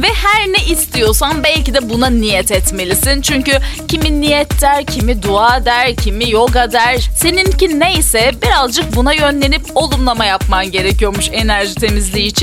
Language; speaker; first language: Turkish; native; Turkish